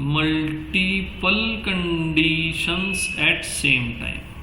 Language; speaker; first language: English; non-native, local second language; Hindi